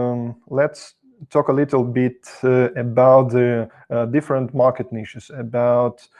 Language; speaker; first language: English; non-native, fluent; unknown